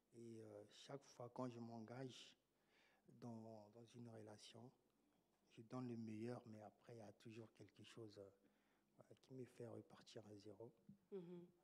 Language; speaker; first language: French; native; French